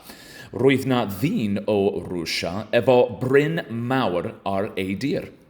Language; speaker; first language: Welsh; non-native, learner; English